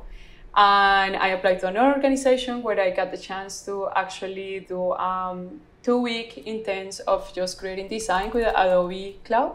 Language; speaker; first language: English; non-native, fluent; Spanish